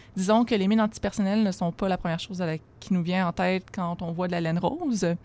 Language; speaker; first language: French; native; French